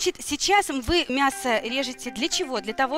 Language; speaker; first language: Russian; native; Russian